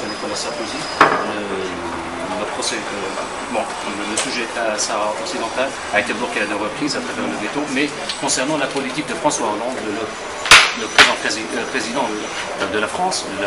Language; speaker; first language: French; non-native, local second language; Arabic